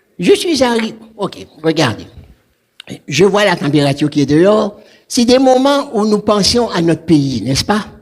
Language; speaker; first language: French; non-native, local second language; Haitian Creole